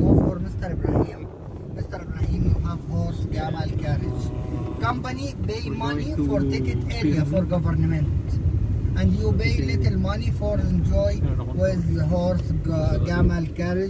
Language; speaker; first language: English; non-native, learner; Arabic